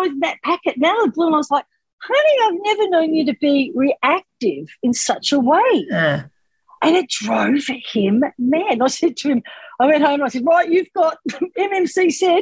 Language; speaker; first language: English; native; English